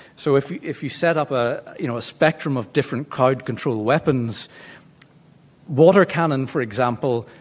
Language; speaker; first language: English; native; English